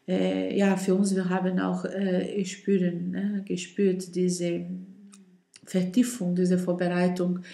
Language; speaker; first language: German; non-native, learner; Portuguese